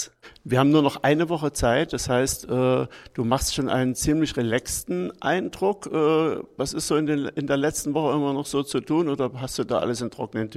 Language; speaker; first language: German; native; German